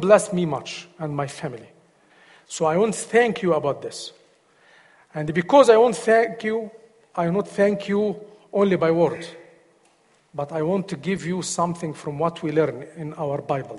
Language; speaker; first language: English; non-native, learner; Arabic